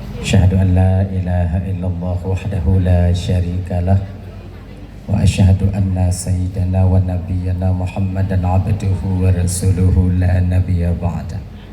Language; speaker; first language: Malay; non-native, local second language; Achinese